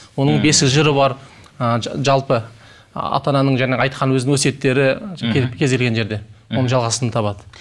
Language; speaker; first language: Kazakh; native; Kazakh